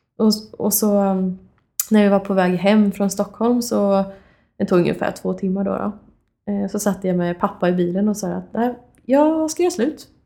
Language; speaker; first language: Swedish; native; Swedish